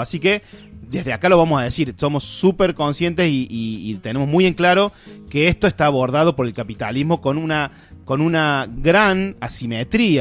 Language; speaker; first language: Spanish; native; Spanish